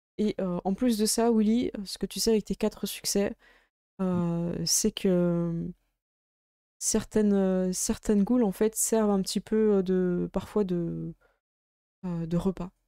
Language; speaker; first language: French; native; French